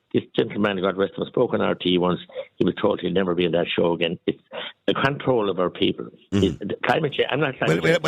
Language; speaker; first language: English; native; English